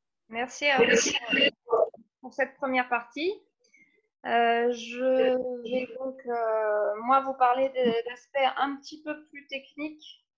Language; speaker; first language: French; native; French